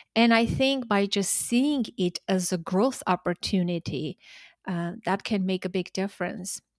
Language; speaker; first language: English; early bilingual, other home language; Armenian